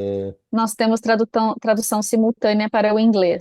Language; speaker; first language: Portuguese; native; Portuguese